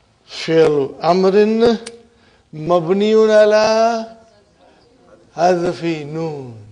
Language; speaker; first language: Arabic; non-native, fluent; Urdu